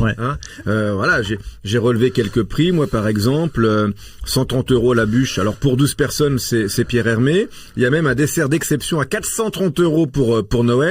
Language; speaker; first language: French; native; French